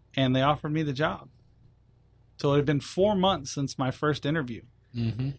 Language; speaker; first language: English; native; English